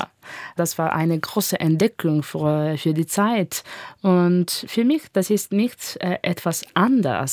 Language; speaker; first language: German; non-native, learner; Italian